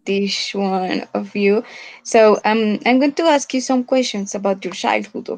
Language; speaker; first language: English; non-native, fluent; Spanish